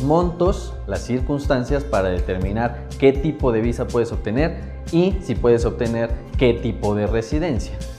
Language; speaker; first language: Spanish; native; Spanish